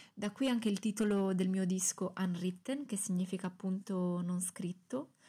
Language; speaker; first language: Italian; non-native, fluent; Greek